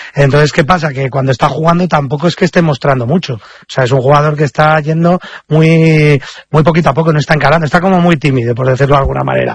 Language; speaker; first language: Spanish; native; Spanish